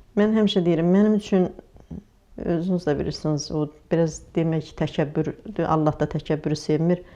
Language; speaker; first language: Azerbaijani; native; Azerbaijani